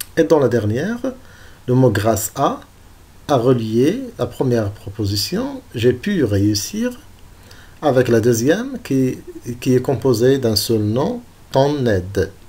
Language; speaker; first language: French; non-native, local second language; Arabic